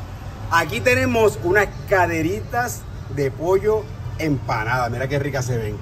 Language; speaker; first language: Spanish; native; Spanish